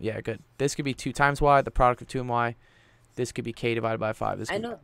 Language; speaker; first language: English; native; English